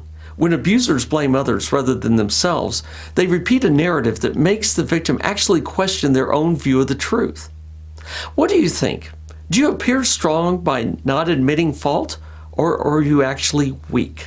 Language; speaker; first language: English; native; English